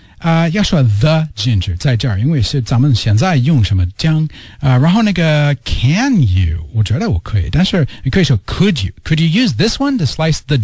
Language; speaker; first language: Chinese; non-native, fluent; English